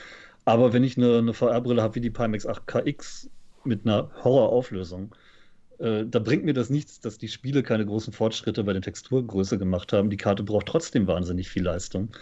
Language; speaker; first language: German; native; German